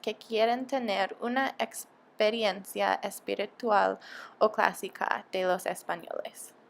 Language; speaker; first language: Spanish; non-native, learner; English